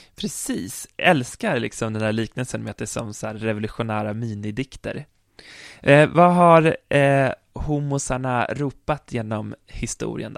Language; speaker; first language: Swedish; native; Swedish